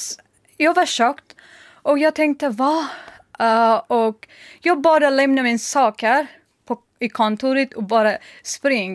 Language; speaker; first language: Swedish; non-native, learner; Persian